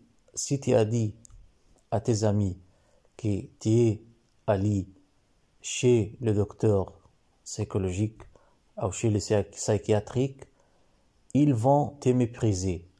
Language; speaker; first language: French; non-native, learner; Arabic